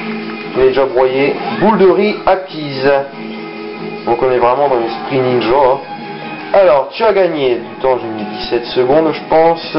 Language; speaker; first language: French; native; French